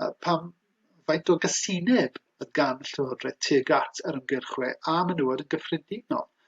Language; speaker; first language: Welsh; native; Welsh